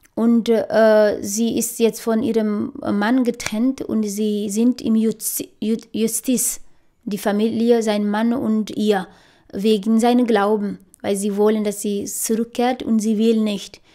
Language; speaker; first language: German; non-native, fluent; Fula